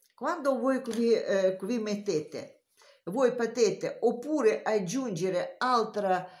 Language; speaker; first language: Italian; non-native, learner; Romanian